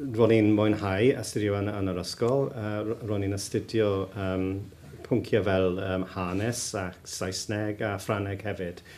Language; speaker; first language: Welsh; non-native, local second language; English